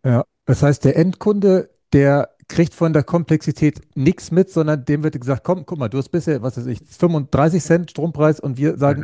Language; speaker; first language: German; native; German